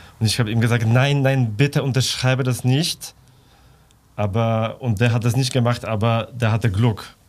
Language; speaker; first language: German; non-native, fluent; Polish